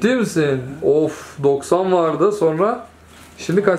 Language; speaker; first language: Turkish; native; Turkish